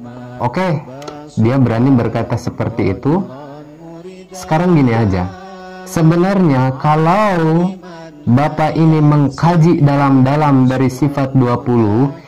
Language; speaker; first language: Indonesian; non-native, local second language; Sundanese